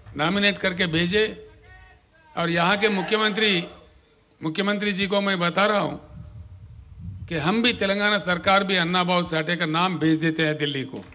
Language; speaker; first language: Hindi; non-native, local second language; Telugu